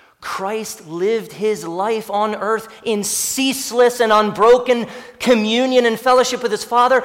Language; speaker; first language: English; native; English